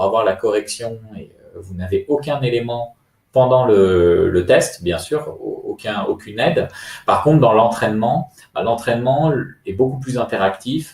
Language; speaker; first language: French; native; French